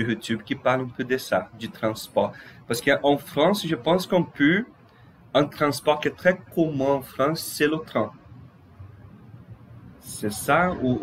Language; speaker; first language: French; non-native, fluent; Portuguese